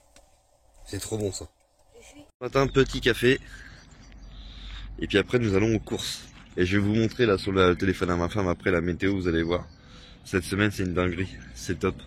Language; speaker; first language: French; native; French